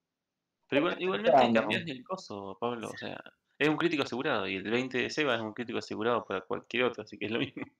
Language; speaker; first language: Spanish; native; Spanish